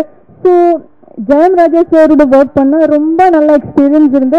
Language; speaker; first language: Tamil; non-native, learner; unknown